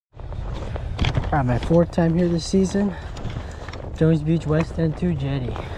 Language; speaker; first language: English; early bilingual, other home language; Korean